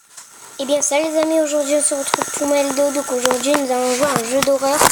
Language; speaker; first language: French; native; French